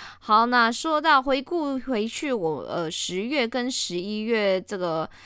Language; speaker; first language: Chinese; native; Chinese